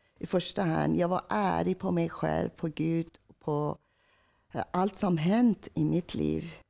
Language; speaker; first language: Swedish; non-native, fluent; Persian